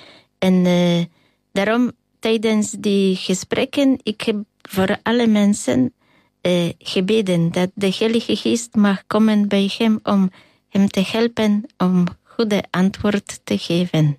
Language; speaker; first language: Dutch; non-native, learner; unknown